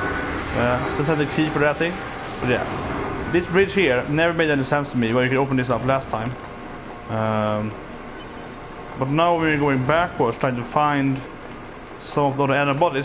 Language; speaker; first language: English; non-native, fluent; Swedish